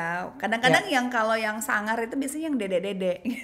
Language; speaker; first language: Indonesian; native; Indonesian